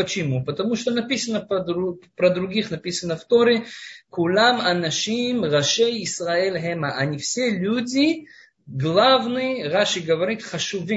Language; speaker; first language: Russian; non-native, fluent; Hebrew